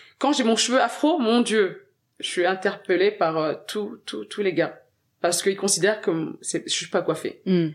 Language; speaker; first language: French; early bilingual, other home language; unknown